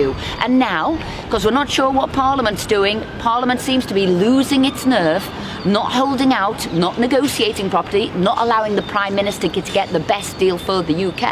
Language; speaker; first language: English; native; English